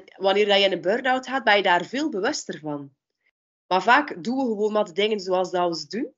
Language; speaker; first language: Dutch; native; Dutch